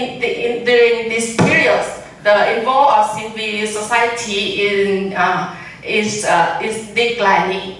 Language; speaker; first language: English; non-native, learner; Vietnamese